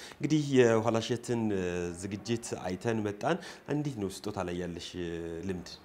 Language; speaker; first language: Amharic; native; Amharic